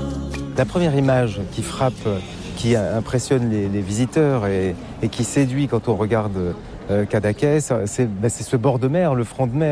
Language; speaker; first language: French; native; French